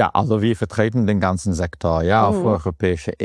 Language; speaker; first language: German; non-native, fluent; English